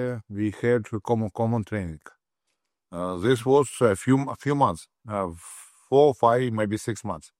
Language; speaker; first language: English; non-native, learner; Russian